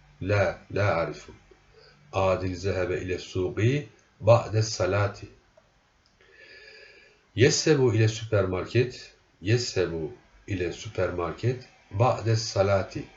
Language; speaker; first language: Arabic; non-native, fluent; Turkish